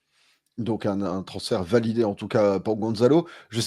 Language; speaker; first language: French; native; French